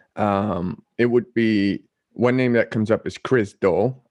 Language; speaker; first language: English; non-native, fluent; Dutch